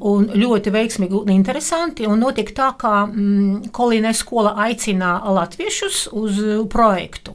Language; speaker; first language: Latvian; non-native, local second language; Russian